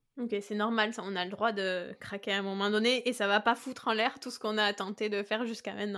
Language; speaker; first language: French; native; French